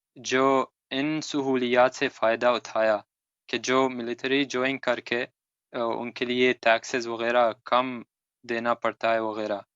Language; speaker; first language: Urdu; non-native, fluent; Arabic